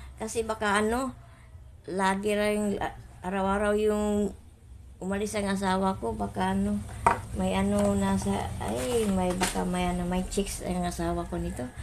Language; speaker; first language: Filipino; non-native, local second language; Cebuano